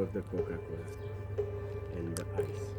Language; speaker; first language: English; non-native, learner; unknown